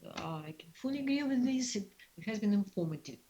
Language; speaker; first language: English; non-native, fluent; Russian